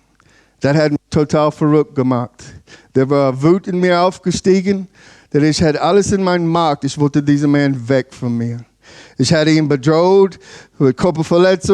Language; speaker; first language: German; non-native, learner; English